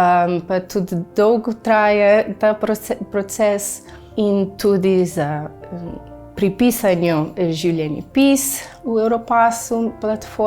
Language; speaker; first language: Slovenian; non-native, learner; Portuguese